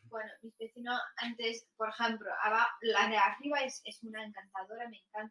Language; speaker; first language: Spanish; non-native, fluent; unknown